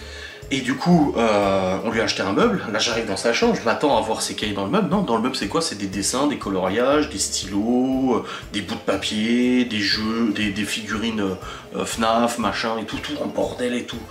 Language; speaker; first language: French; native; French